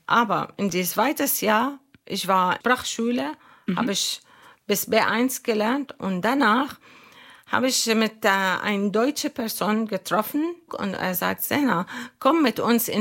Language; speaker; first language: German; non-native, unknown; Arabic